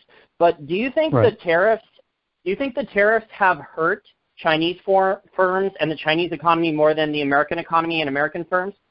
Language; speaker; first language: English; native; English